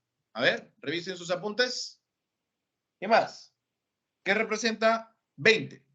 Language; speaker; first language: Spanish; native; Spanish